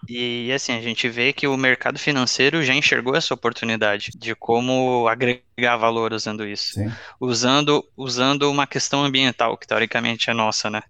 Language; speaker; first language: Portuguese; native; Portuguese